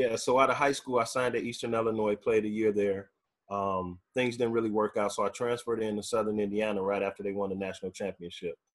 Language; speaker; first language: English; native; English